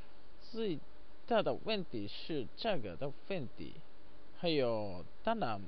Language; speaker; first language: Chinese; non-native, learner; Japanese